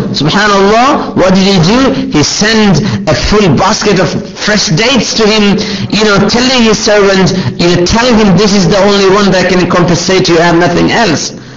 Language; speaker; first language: English; non-native, local second language; Malayalam